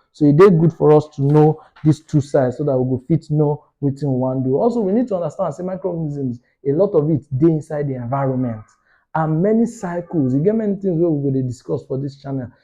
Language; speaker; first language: Nigerian Pidgin; non-native, local second language; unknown